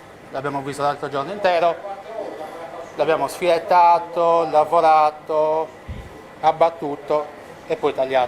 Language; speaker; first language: Italian; native; Italian